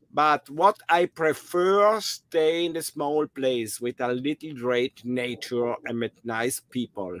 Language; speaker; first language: English; non-native, learner; German